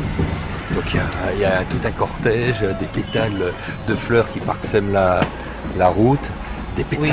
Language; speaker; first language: French; native; French